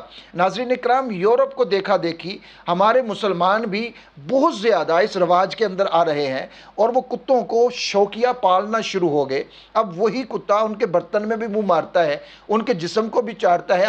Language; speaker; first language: Urdu; native; Urdu